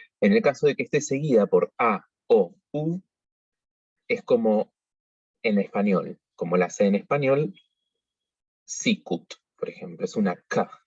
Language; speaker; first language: Spanish; native; Spanish